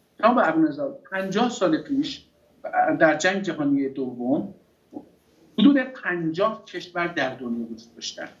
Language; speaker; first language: Persian; non-native, local second language; Azerbaijani